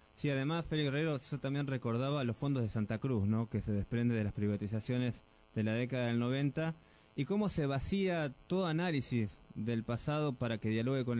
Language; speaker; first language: Spanish; native; Spanish